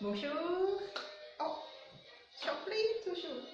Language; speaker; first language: French; non-native, learner; Thai